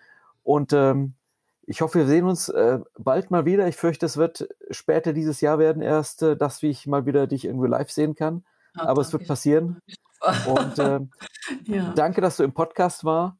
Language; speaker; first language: German; native; German